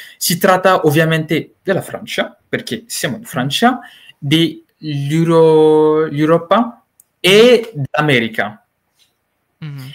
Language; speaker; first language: Italian; non-native, learner; Malagasy